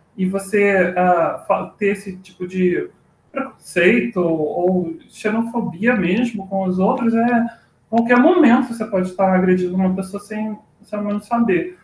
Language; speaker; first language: Portuguese; native; Portuguese